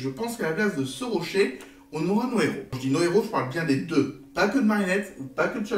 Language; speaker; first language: French; native; French